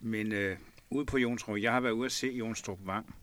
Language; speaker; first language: Danish; native; Danish